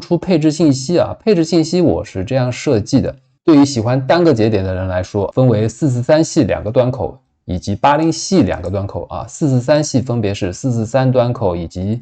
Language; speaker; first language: Chinese; native; Chinese